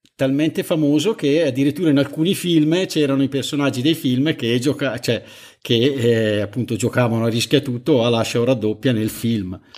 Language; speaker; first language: Italian; native; Italian